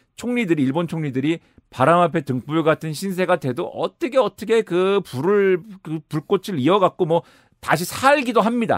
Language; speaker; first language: Korean; native; Korean